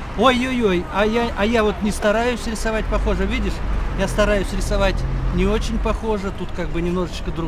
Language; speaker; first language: Russian; native; Russian